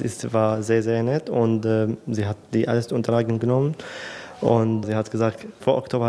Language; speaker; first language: German; non-native, learner; Arabic